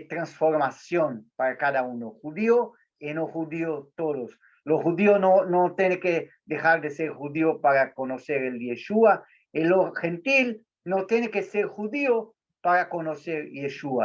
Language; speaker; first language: Spanish; non-native, learner; Portuguese